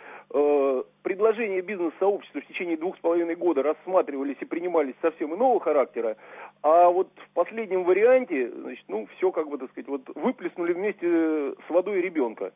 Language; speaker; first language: Russian; native; Russian